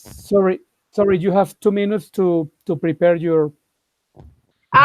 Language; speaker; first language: English; non-native, fluent; Spanish